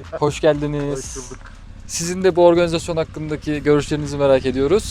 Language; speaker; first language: Turkish; native; Turkish